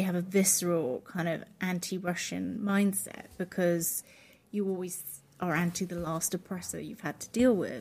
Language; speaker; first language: English; non-native, local second language; Polish